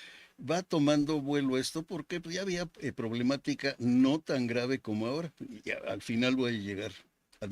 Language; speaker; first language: Spanish; native; Spanish